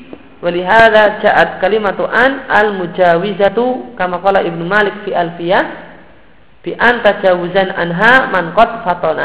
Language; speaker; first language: Arabic; non-native, fluent; Indonesian